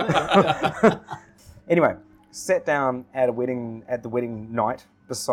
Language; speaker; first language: English; native; English